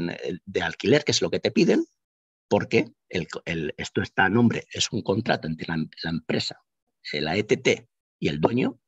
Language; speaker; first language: Spanish; native; Spanish